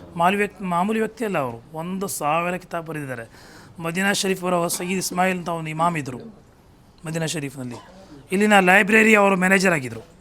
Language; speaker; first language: Kannada; non-native, local second language; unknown